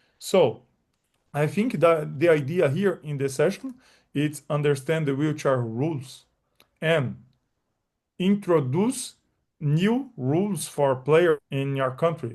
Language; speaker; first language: English; non-native, learner; Portuguese